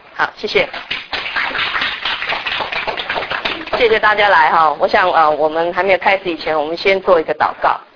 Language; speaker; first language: Chinese; native; Chinese